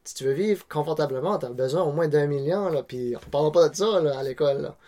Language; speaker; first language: French; non-native, local second language; Cantonese